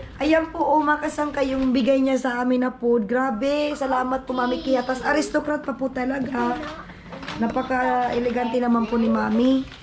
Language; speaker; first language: Filipino; non-native, local second language; Waray